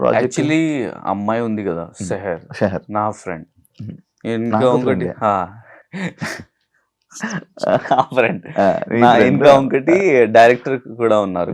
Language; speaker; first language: Telugu; non-native, learner; Hindi